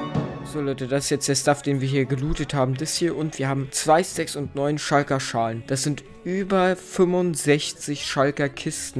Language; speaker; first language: German; native; German